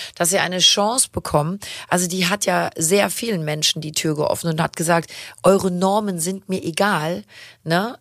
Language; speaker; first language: German; native; German